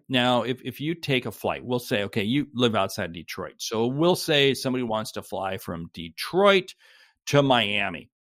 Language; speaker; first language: English; native; English